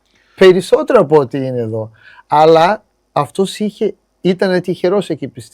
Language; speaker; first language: Greek; non-native, fluent; Portuguese